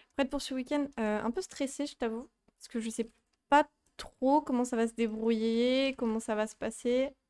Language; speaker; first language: French; native; French